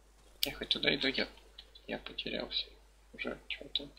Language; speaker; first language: Russian; native; Russian